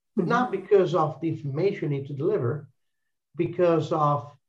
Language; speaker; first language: English; non-native, fluent; Italian